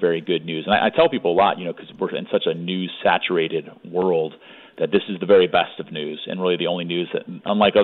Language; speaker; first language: English; native; English